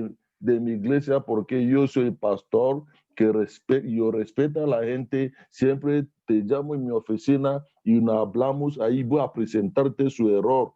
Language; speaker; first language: Spanish; non-native, learner; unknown